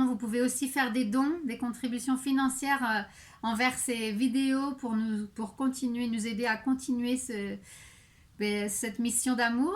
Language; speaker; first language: French; native; French